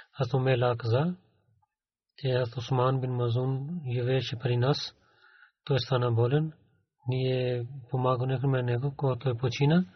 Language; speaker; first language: Bulgarian; non-native, learner; Urdu